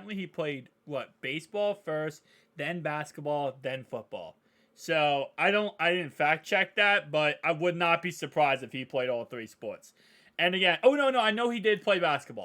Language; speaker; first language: English; native; English